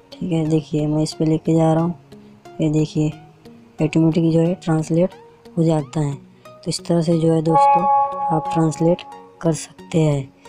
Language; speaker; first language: Hindi; native; Hindi